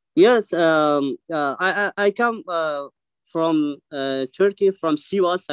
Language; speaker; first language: English; non-native, learner; Persian